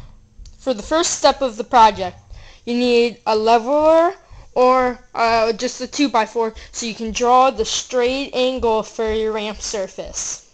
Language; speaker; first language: English; native; English